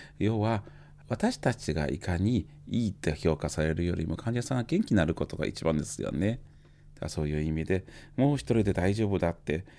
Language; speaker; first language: Japanese; native; Japanese